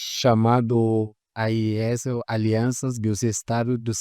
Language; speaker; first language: Portuguese; non-native, fluent; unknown